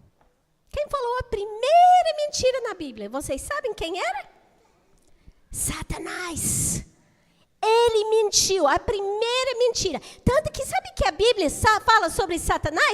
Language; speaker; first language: Portuguese; non-native, fluent; English